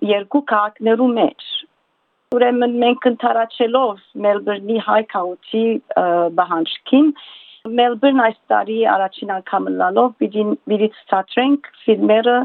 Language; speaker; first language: Armenian; early bilingual, heritage; Armenian